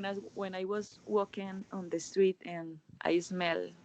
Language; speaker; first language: English; non-native, learner; Spanish